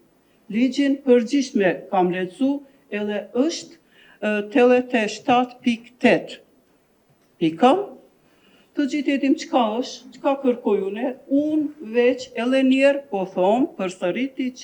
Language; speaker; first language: Albanian; non-native, local second language; Turkish